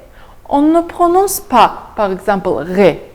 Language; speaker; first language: French; non-native, fluent; Azerbaijani